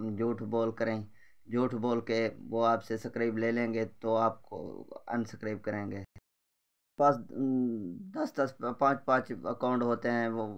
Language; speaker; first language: Urdu; non-native, local second language; Saraiki